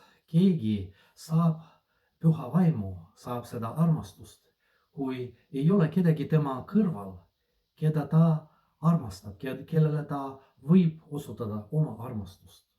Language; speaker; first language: Estonian; non-native, fluent; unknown